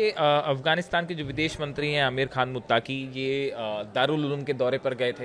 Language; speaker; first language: Hindi; native; Hindi